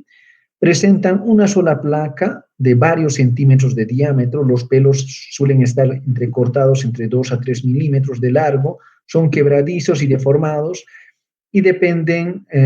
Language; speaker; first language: Spanish; native; Spanish